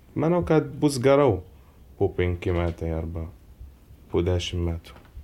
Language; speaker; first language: Lithuanian; non-native, learner; Arabic